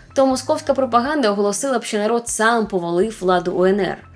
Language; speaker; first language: Ukrainian; non-native, local second language; Russian